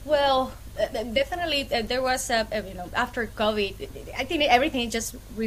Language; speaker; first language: English; non-native, fluent; Spanish